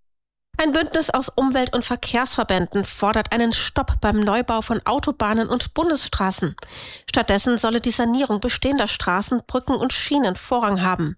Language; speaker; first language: German; native; German